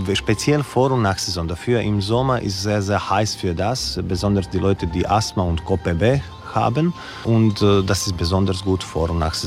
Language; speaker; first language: German; non-native, learner; Croatian